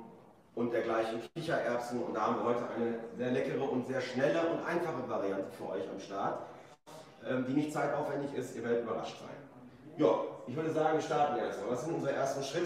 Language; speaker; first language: German; native; German